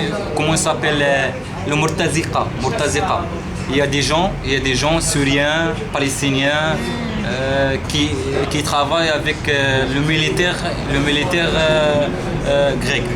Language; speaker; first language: French; non-native, learner; Arabic